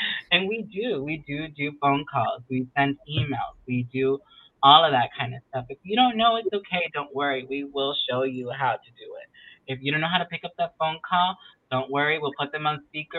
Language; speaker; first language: English; early bilingual, other home language; Spanish